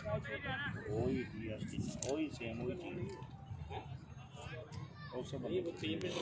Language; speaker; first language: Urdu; non-native, local second language; Punjabi